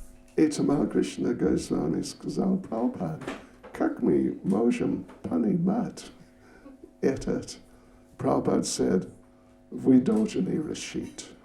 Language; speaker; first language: Russian; non-native, learner; English